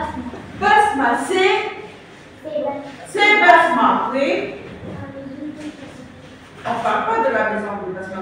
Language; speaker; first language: French; non-native, local second language; Arabic